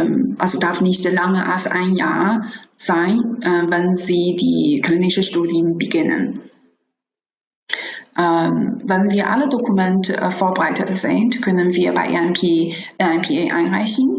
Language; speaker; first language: German; non-native, fluent; Chinese